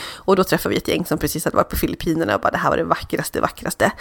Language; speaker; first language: Swedish; native; Swedish